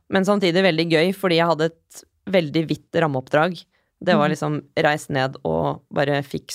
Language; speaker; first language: Norwegian; early bilingual, other home language; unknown